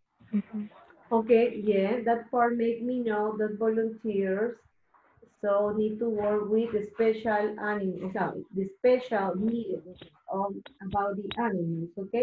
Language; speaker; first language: English; non-native, learner; Spanish